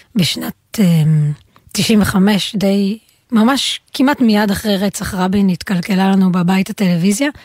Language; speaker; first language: Hebrew; native; Hebrew